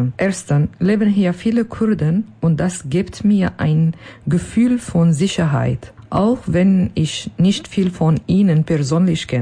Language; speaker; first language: German; non-native, learner; Kurdish